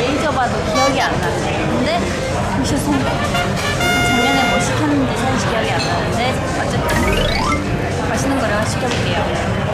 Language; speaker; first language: Korean; non-native, fluent; Thai